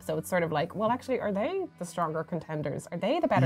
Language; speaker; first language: English; native; English